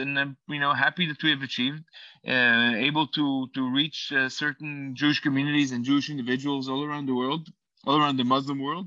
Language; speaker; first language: English; non-native, fluent; Hebrew